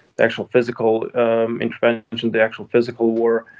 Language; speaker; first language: English; non-native, fluent; Ukrainian